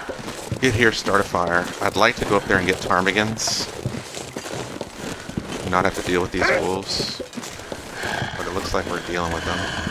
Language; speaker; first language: English; native; English